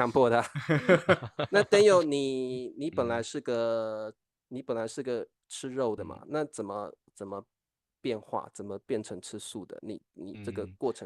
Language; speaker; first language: Chinese; native; Chinese